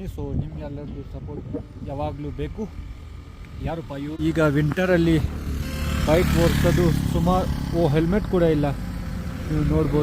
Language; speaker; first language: Kannada; non-native, local second language; Ladakhi